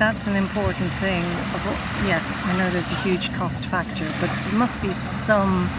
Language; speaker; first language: English; native; English